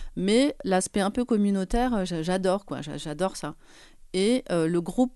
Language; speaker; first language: French; native; French